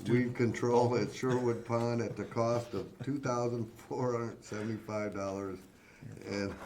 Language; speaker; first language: English; native; English